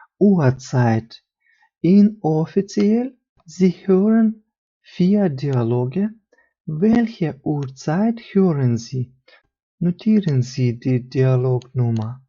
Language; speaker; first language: German; non-native, fluent; Ukrainian